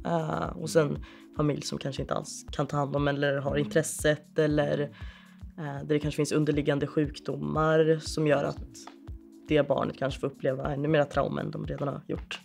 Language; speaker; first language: Swedish; native; Swedish